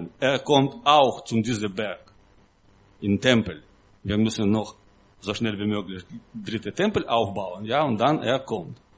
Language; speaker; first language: German; non-native, learner; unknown